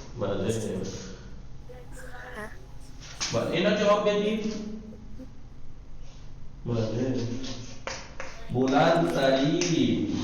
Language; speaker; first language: Persian; non-native, fluent; Urdu